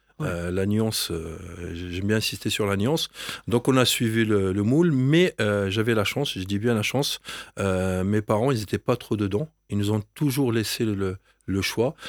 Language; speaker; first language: French; non-native, local second language; Arabic